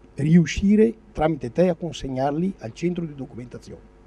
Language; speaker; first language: Italian; native; Italian